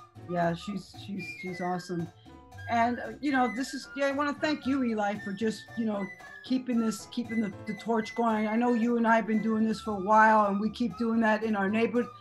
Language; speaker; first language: English; early bilingual, other home language; Spanish